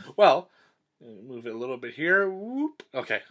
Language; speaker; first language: English; native; English